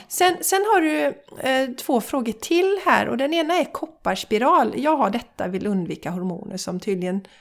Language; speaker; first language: Swedish; native; Swedish